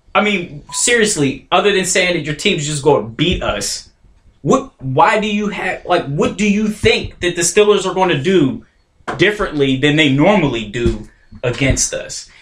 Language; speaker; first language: English; native; English